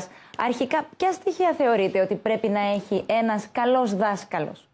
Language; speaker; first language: Greek; native; Greek